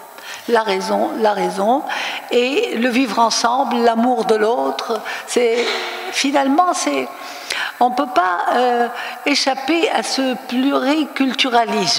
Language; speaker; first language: French; non-native, local second language; Arabic